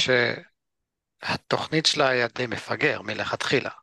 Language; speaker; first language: Hebrew; early bilingual, other home language; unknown